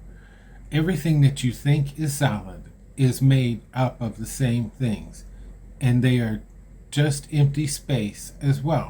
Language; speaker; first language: English; native; English